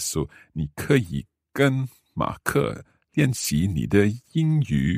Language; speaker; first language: Chinese; non-native, learner; English